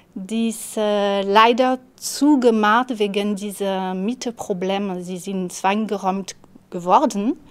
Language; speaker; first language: German; non-native, fluent; French